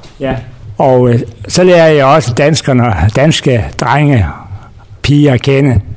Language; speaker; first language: Danish; native; Danish